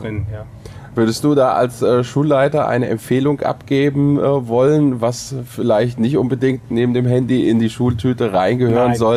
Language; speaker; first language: German; native; German